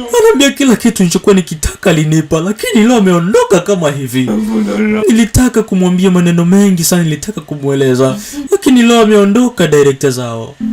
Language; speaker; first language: Swahili; native; Swahili